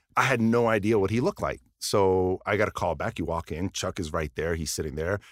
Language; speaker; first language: English; early bilingual, other home language; Spanish